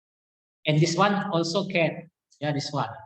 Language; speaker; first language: English; non-native, learner; Indonesian